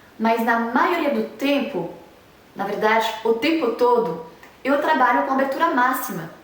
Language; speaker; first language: Portuguese; non-native, fluent; French